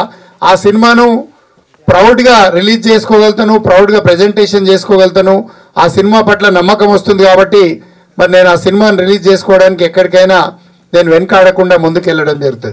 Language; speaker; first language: Telugu; native; Telugu